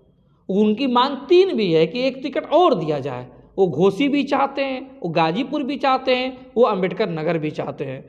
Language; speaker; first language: Hindi; native; Hindi